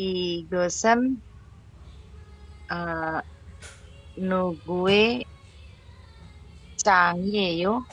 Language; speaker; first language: Korean; non-native, learner; Indonesian